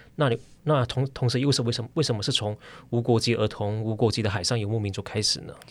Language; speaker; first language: Chinese; native; Chinese